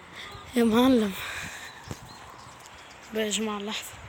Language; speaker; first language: Arabic; native; Arabic